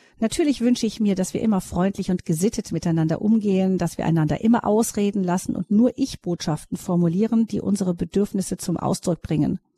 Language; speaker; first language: German; native; German